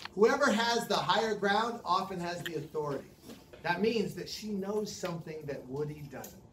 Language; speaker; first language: English; native; English